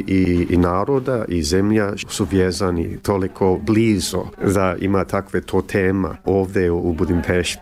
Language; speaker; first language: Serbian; early bilingual, heritage; Croatian